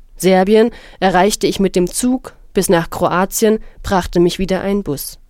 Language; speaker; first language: German; non-native, fluent; Arabic